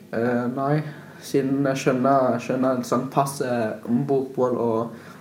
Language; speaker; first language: Norwegian; early bilingual, other home language; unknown